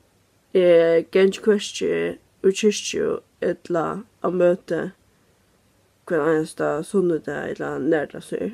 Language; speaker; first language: Norwegian; non-native, learner; Faroese